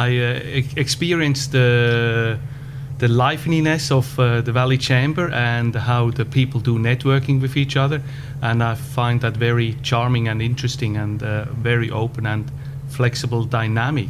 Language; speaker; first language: English; non-native, fluent; German